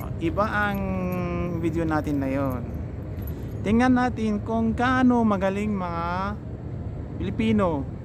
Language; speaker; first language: Filipino; non-native, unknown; Persian